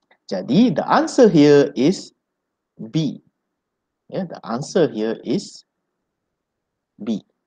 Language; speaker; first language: English; non-native, local second language; Malay